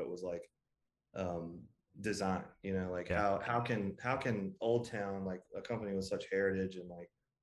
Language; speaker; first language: English; native; English